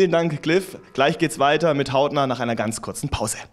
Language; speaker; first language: German; native; German